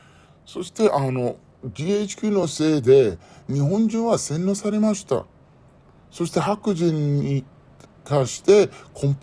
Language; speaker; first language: Japanese; non-native, learner; Arabic